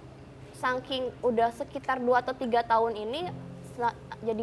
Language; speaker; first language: Indonesian; native; Indonesian